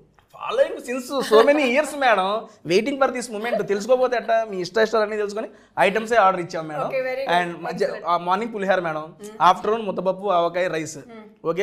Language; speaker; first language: Telugu; native; Telugu